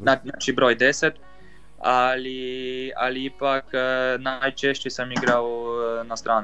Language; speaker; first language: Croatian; non-native, fluent; Polish